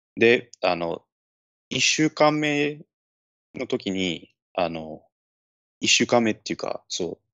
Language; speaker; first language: Japanese; non-native, fluent; English